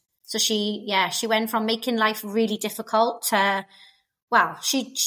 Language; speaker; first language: English; native; English